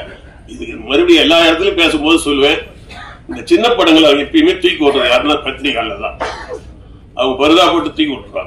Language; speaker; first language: Tamil; native; Tamil